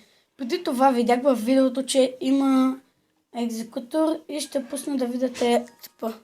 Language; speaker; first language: Bulgarian; native; Bulgarian